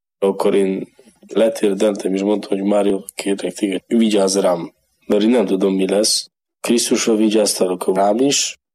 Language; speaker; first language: Hungarian; non-native, learner; Polish